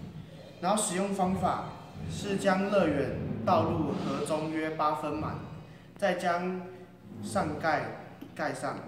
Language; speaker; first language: Chinese; native; Chinese